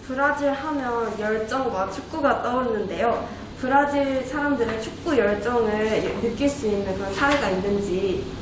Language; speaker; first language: Korean; native; Korean